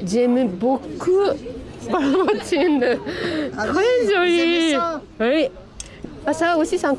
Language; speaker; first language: French; non-native, learner; Japanese